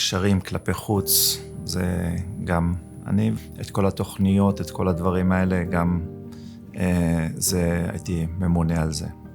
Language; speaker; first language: Hebrew; early bilingual, other home language; German